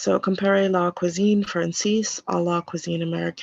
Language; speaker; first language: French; non-native, learner; English